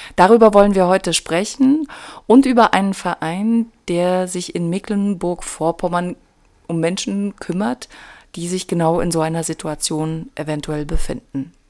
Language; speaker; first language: German; native; German